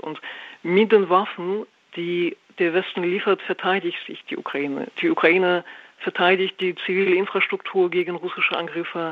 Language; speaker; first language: German; non-native, fluent; Russian